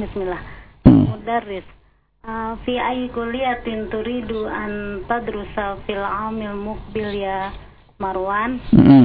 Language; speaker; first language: Arabic; non-native, learner; Indonesian